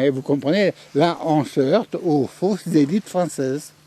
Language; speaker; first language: French; native; French